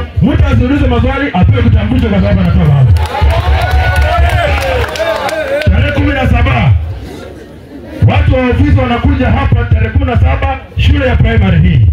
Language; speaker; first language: Swahili; non-native, local second language; Luyia